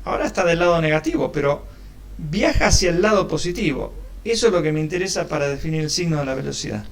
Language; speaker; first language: Spanish; native; Spanish